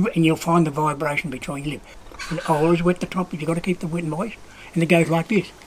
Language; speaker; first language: English; native; English